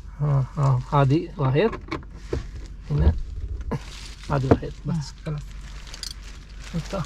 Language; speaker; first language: Arabic; non-native, learner; Sinhala